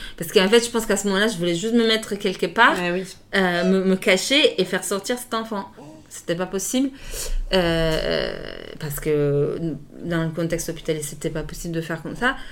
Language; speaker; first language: French; non-native, fluent; Italian